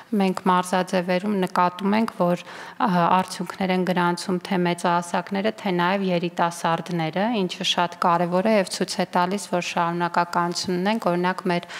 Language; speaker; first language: Armenian; native; Armenian